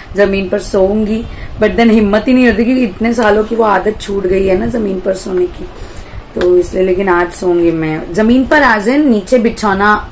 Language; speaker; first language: Hindi; native; Hindi